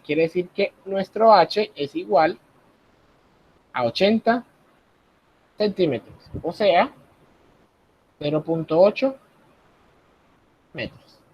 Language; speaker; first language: Spanish; native; Spanish